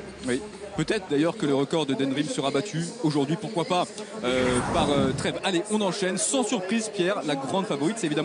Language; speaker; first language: French; native; French